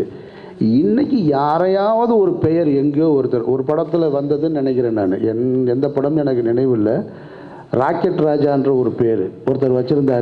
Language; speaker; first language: Tamil; native; Tamil